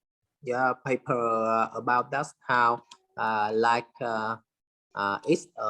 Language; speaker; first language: English; non-native, learner; Vietnamese